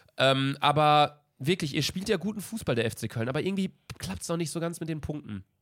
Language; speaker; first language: German; native; German